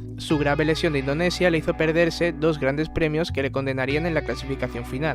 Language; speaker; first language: Spanish; native; Spanish